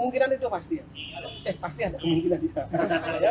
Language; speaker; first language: Indonesian; native; Indonesian